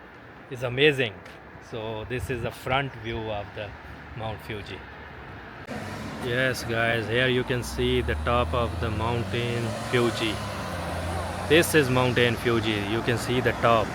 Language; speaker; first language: English; non-native, local second language; Urdu